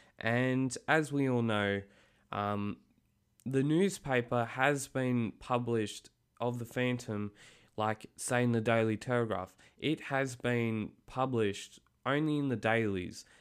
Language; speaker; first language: English; native; English